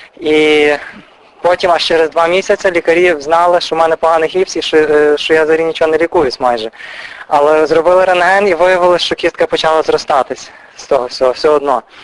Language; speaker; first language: Ukrainian; native; Ukrainian